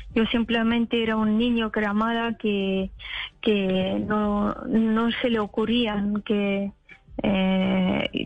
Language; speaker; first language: Spanish; non-native, fluent; Persian